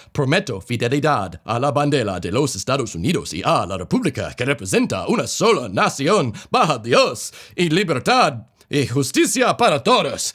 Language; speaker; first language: Spanish; non-native, learner; English